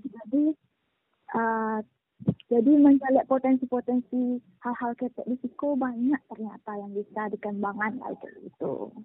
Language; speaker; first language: Indonesian; native; Indonesian